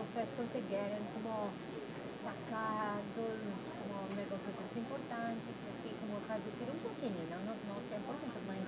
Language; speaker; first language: Portuguese; non-native, learner; Spanish